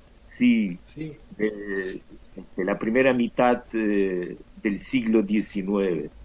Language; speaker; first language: Spanish; non-native, fluent; Russian